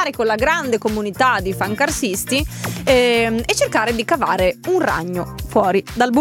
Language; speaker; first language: Italian; native; Italian